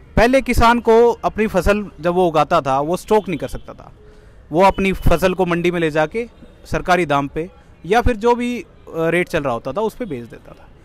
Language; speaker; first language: Hindi; native; Hindi